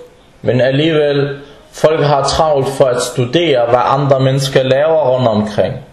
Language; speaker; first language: Danish; non-native, fluent; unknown